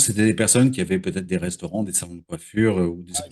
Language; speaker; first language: French; native; French